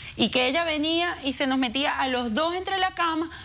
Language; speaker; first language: Spanish; native; Spanish